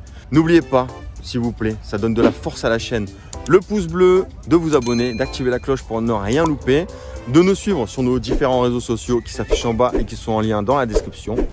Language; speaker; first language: French; native; French